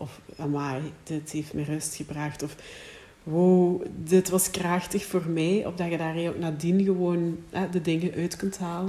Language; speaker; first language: Dutch; native; Dutch